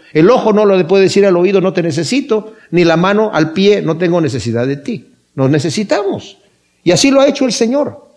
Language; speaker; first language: Spanish; native; Spanish